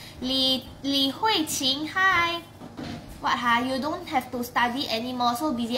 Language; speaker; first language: English; non-native, local second language; Chinese